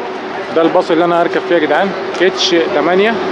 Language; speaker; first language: Arabic; native; Arabic